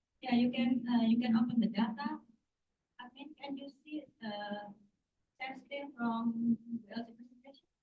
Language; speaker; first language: English; non-native, learner; Indonesian